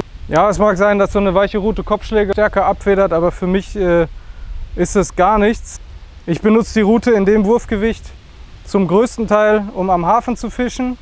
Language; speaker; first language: German; native; German